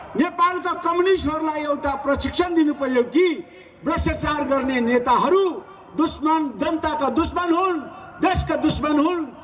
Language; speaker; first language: Nepali; non-native, local second language; Sherpa